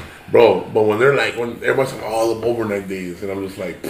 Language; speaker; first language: English; early bilingual, other home language; Spanish